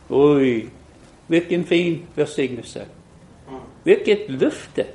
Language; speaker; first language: Swedish; non-native, fluent; English